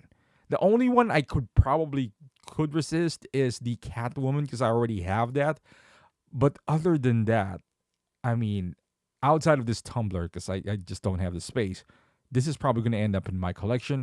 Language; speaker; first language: English; native; English